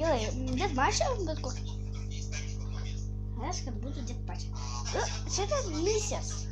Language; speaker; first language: Russian; non-native, learner; Lithuanian